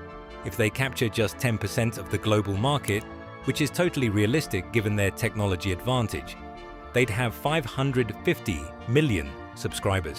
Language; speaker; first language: English; native; English